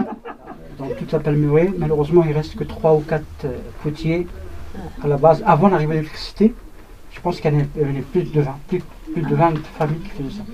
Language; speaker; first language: French; non-native, local second language; Arabic